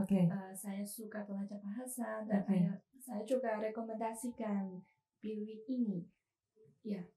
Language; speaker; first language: Indonesian; non-native, learner; Chinese